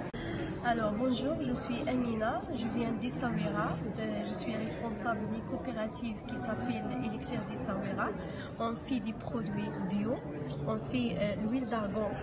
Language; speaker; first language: French; non-native, local second language; Arabic